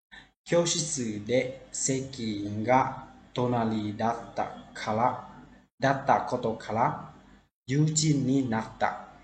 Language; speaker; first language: Japanese; non-native, fluent; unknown